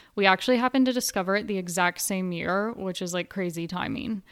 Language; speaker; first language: English; native; English